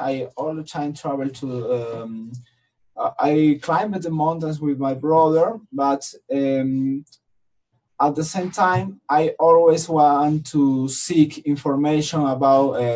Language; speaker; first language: English; non-native, learner; Spanish